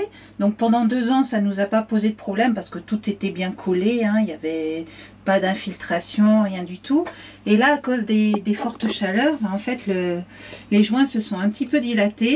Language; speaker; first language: French; native; French